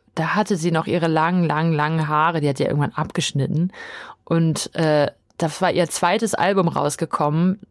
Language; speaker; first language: German; native; German